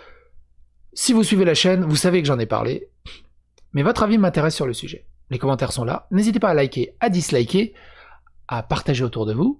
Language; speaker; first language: French; native; French